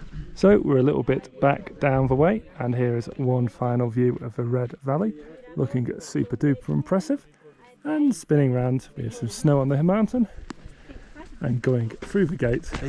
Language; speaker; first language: English; native; English